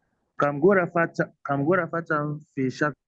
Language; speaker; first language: Arabic; non-native, learner; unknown